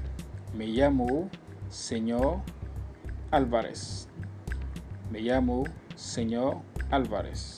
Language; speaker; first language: Spanish; non-native, learner; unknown